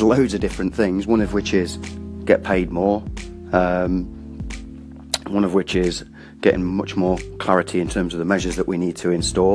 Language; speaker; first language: English; native; English